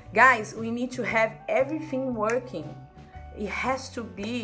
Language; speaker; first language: English; non-native, fluent; Portuguese